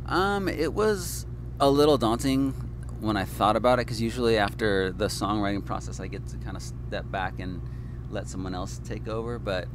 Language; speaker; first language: English; native; English